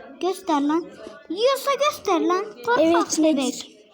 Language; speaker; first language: Turkish; native; Turkish